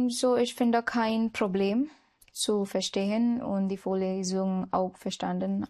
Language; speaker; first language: German; non-native, learner; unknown